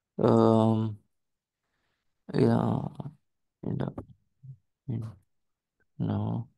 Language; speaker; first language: French; non-native, learner; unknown